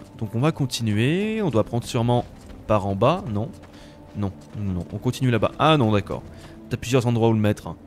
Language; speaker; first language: French; native; French